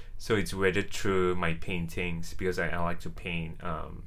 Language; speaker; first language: English; non-native, local second language; Chinese